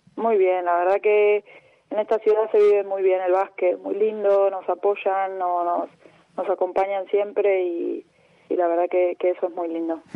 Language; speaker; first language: Spanish; native; Spanish